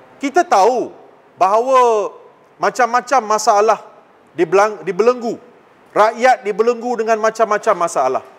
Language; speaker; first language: Malay; non-native, local second language; Tamil